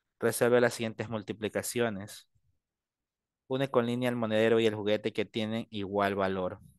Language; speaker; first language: Spanish; native; Spanish